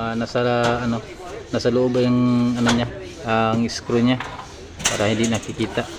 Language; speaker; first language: Filipino; non-native, local second language; Cebuano